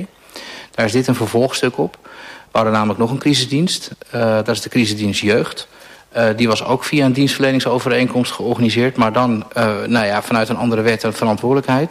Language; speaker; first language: Dutch; native; Dutch